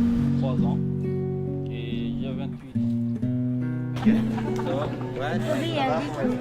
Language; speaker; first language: French; non-native, learner; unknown